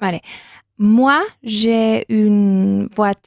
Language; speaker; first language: French; non-native, learner; Spanish